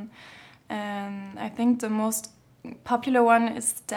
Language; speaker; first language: English; non-native, fluent; German